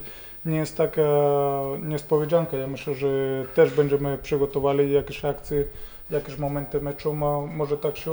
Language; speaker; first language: Polish; non-native, fluent; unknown